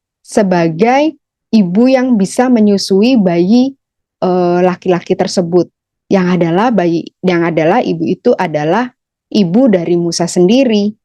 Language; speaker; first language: Indonesian; native; Indonesian